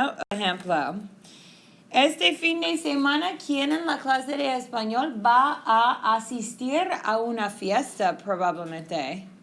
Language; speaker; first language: Spanish; non-native, fluent; English